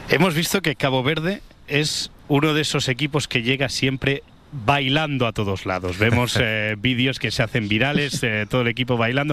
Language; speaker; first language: Spanish; native; Spanish